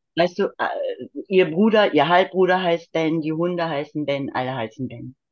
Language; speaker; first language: German; native; German